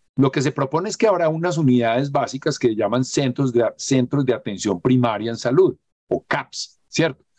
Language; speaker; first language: Spanish; native; Spanish